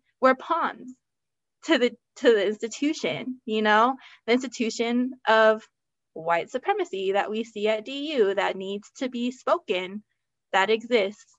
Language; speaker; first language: English; native; English